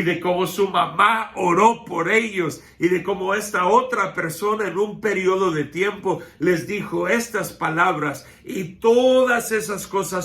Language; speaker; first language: Spanish; non-native, fluent; English